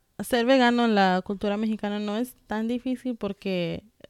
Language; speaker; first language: Spanish; early bilingual, heritage; Spanish